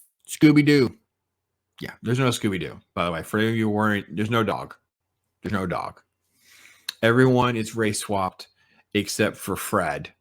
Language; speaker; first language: English; native; English